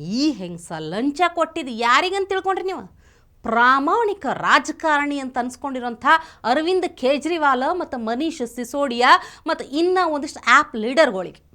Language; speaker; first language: Kannada; native; Kannada